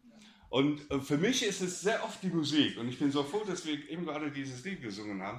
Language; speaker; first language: German; non-native, fluent; English